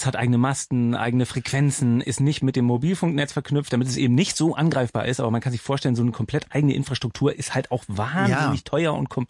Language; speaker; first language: German; native; German